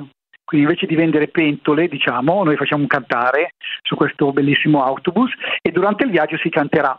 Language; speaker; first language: Italian; native; Italian